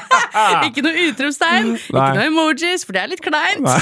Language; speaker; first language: Norwegian; native; Norwegian